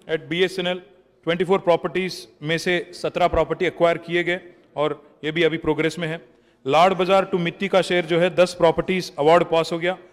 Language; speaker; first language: Hindi; non-native, local second language; Telugu